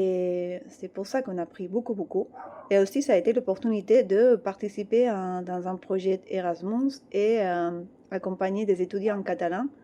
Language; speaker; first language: French; non-native, fluent; Catalan